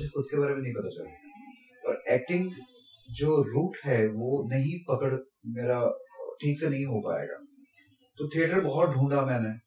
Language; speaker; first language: Hindi; non-native, local second language; Assamese